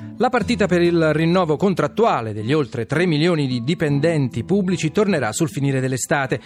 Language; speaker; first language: Italian; native; Italian